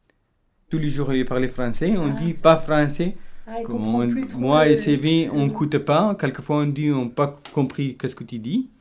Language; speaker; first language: French; non-native, learner; Kurdish